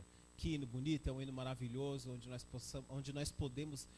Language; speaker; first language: Portuguese; native; Portuguese